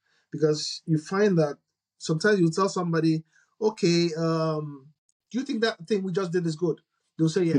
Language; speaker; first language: English; non-native, local second language; Igbo